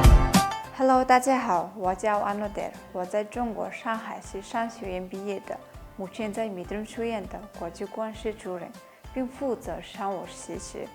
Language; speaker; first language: Chinese; non-native, fluent; Mongolian